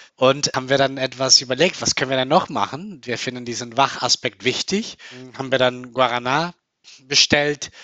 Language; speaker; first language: German; non-native, fluent; Spanish